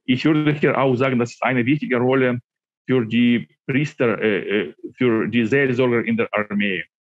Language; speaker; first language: German; non-native, fluent; Ukrainian